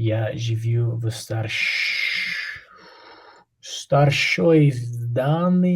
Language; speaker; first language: Russian; non-native, learner; English